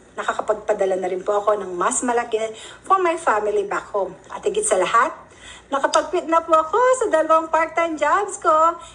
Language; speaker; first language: Filipino; non-native, local second language; Pampanga